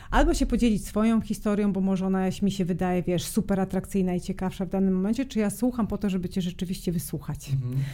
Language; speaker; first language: Polish; non-native, fluent; Serbian